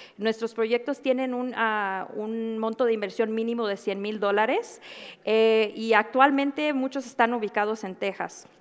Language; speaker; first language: Spanish; early bilingual, heritage; Spanish